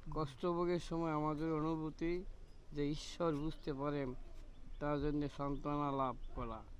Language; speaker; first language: Bangla; non-native, fluent; Chinese